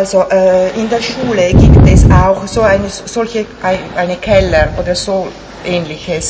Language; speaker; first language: German; non-native, fluent; Italian